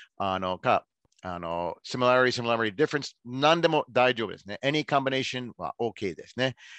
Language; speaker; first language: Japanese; non-native, fluent; English